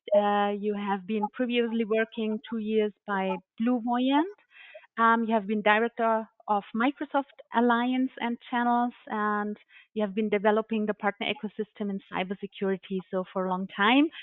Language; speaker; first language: English; non-native, fluent; German